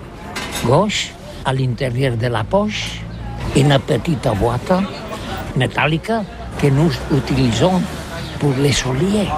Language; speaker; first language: French; non-native, learner; Catalan